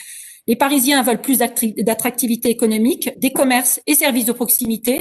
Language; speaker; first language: French; native; French